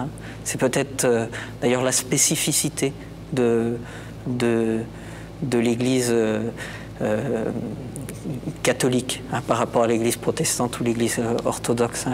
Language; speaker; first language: French; native; French